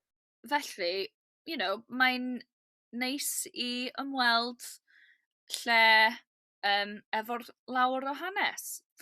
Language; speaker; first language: Welsh; non-native, learner; English